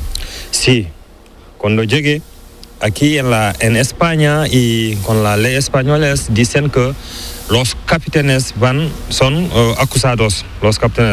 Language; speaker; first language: Spanish; non-native, learner; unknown